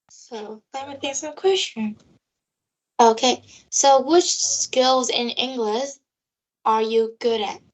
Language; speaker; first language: English; non-native, learner; Vietnamese